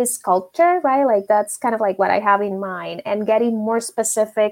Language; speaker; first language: English; non-native, fluent; Spanish